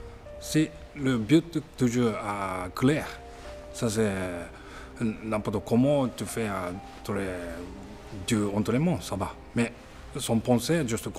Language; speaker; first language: French; non-native, learner; Japanese